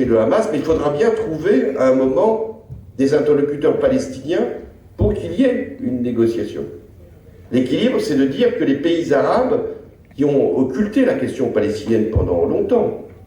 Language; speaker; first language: French; native; French